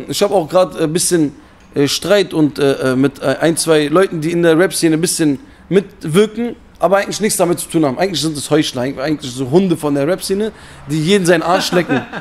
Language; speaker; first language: German; early bilingual, other home language; Turkish